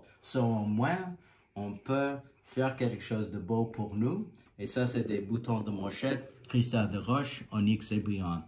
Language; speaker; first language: French; non-native, fluent; English